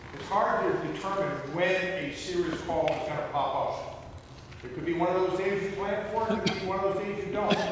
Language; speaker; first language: English; native; English